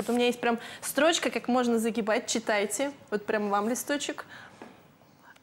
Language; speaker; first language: Russian; native; Russian